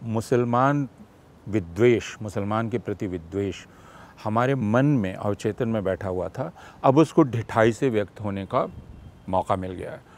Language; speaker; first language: Hindi; native; Hindi